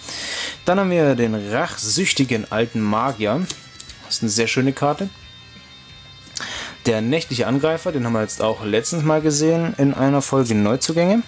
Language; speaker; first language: German; native; German